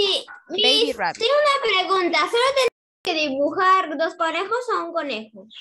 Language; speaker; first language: Spanish; native; Spanish